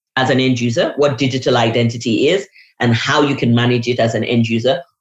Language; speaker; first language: English; non-native, local second language; Yoruba